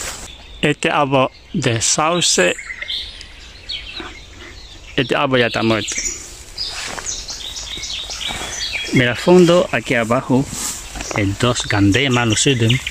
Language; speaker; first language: Spanish; non-native, learner; Chinese